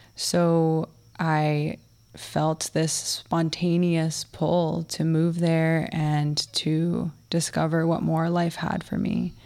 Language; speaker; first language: English; early bilingual, other home language; Russian